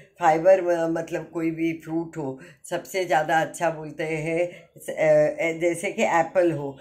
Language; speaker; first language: Hindi; non-native, local second language; Marathi